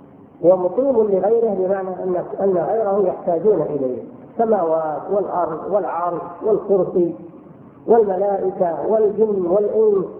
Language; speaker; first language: Arabic; native; Arabic